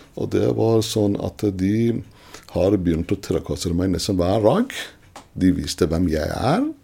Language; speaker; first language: Norwegian; non-native, fluent; Persian